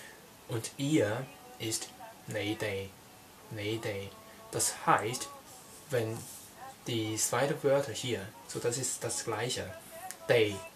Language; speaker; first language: German; non-native, learner; Cantonese